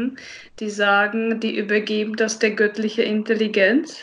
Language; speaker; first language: German; non-native, fluent; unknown